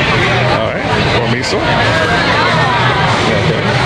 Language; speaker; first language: Spanish; non-native, learner; English